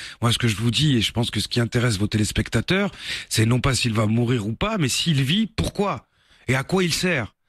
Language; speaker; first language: French; native; French